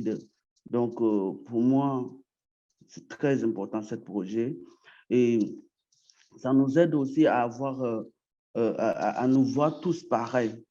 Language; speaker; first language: French; early bilingual, other home language; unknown